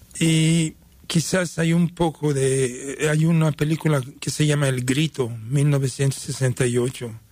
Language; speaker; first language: Spanish; early bilingual, other home language; French